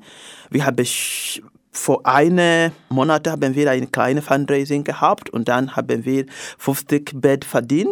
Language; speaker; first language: German; non-native, learner; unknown